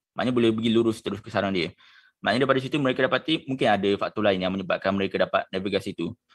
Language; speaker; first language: Malay; native; Malay